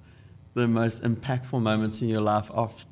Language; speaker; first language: English; native; English